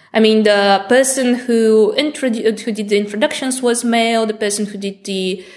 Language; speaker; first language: English; non-native, fluent; Bulgarian